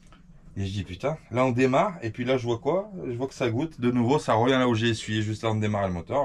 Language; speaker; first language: French; native; French